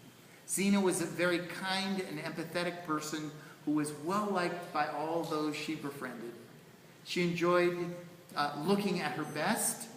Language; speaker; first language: English; native; English